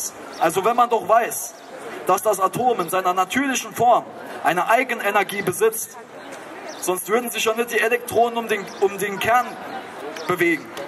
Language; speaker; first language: German; native; German